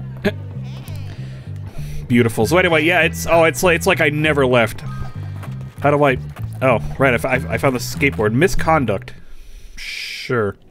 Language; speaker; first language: English; native; English